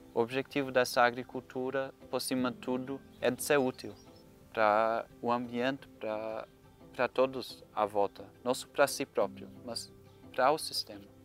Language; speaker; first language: Portuguese; non-native, fluent; German